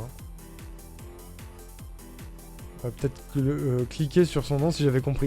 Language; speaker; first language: French; native; French